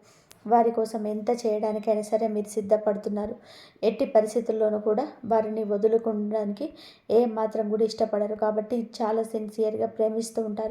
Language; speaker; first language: Telugu; native; Telugu